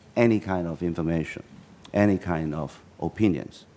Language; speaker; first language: English; non-native, local second language; Chinese